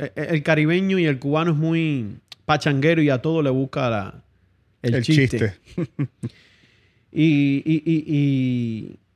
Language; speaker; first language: Spanish; native; Spanish